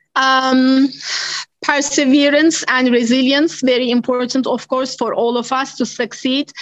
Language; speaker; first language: English; non-native, fluent; Turkish